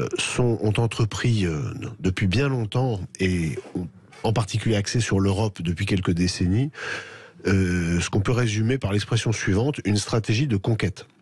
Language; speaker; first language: French; native; French